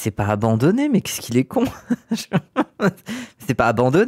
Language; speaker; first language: French; native; French